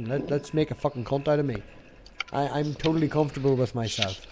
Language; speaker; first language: English; native; English